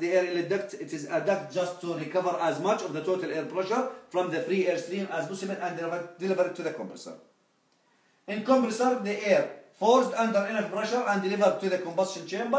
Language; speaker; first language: English; non-native, fluent; Arabic